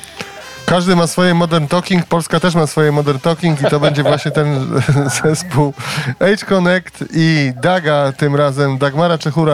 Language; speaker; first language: Polish; native; Polish